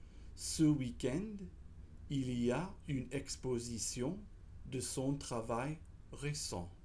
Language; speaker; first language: French; non-native, fluent; English